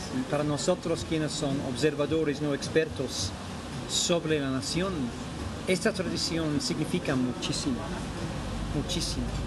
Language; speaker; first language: Spanish; non-native, fluent; English